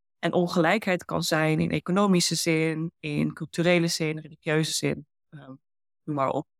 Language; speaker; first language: Dutch; early bilingual, heritage; Dutch